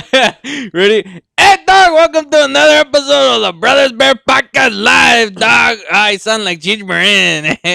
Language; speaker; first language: English; native; English